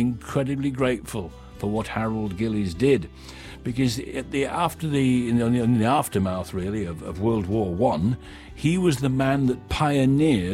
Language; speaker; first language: English; native; English